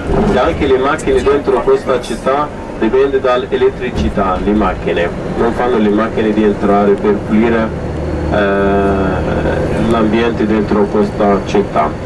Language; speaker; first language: Italian; non-native, fluent; Arabic